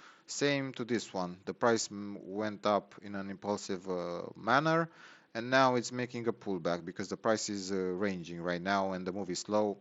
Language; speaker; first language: English; non-native, fluent; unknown